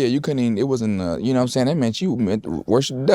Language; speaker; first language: English; native; English